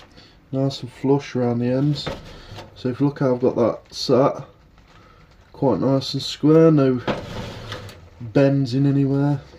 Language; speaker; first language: English; native; English